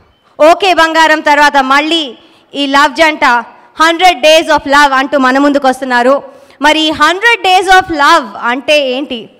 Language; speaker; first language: Telugu; native; Telugu